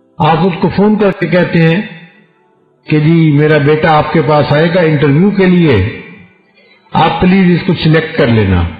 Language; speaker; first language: Urdu; non-native, local second language; Punjabi